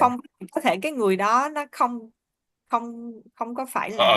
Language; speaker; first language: Vietnamese; native; Vietnamese